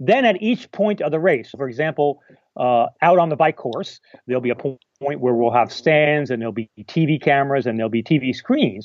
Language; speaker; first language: English; native; English